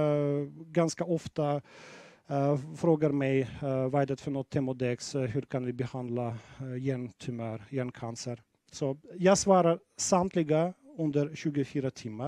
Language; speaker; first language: Swedish; non-native, fluent; Russian